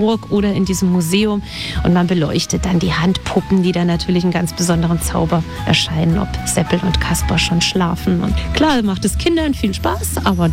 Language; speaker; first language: German; native; German